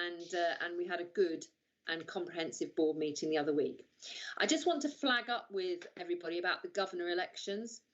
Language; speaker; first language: English; native; English